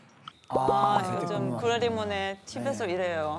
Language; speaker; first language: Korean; non-native, learner; German